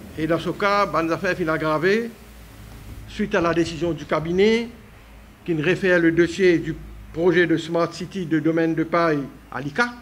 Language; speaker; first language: French; non-native, local second language; Morisyen